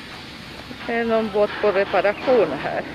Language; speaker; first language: Swedish; non-native, fluent; Spanish